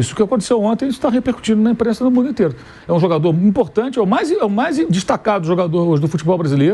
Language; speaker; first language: Portuguese; native; Portuguese